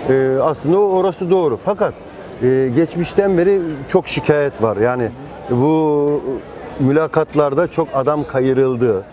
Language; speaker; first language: Turkish; native; Turkish